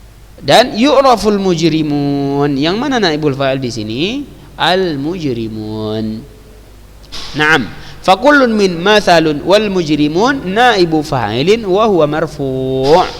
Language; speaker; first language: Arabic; non-native, fluent; Indonesian